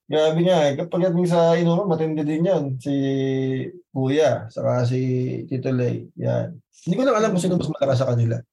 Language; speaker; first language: Filipino; native; Filipino